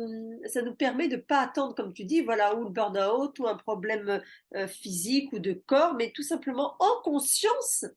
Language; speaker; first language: French; native; French